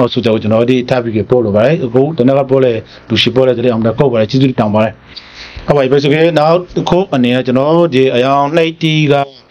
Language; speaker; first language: Burmese; native; Burmese